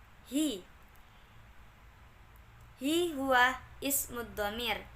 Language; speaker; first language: Arabic; non-native, learner; Indonesian